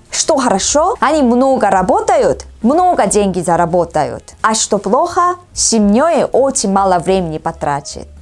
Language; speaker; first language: Russian; non-native, learner; Korean